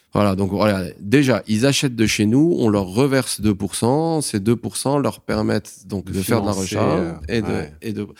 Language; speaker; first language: French; non-native, local second language; Arabic